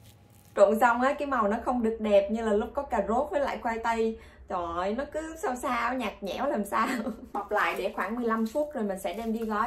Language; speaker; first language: Vietnamese; native; Vietnamese